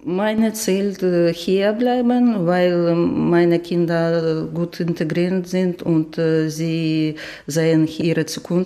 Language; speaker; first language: German; non-native, learner; Ukrainian